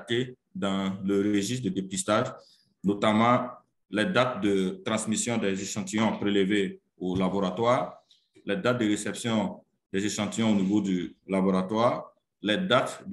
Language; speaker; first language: French; non-native, local second language; Mossi